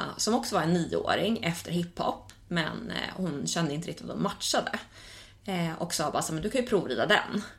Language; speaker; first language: Swedish; native; Swedish